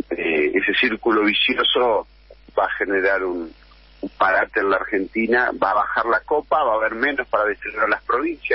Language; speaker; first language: Spanish; native; Spanish